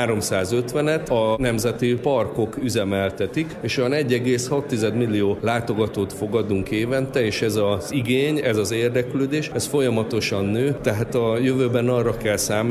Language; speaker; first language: Hungarian; native; Hungarian